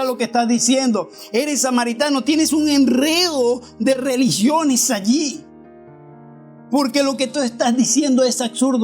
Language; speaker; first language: Spanish; native; Spanish